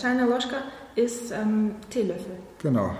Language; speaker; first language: German; non-native, fluent; Russian